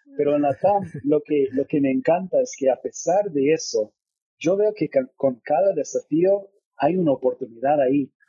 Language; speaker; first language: Spanish; non-native, fluent; English